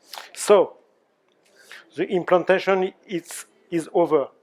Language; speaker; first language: English; non-native, learner; French